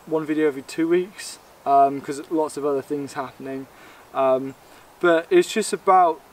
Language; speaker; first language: English; native; English